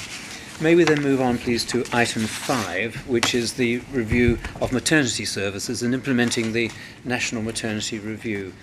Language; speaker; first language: English; native; English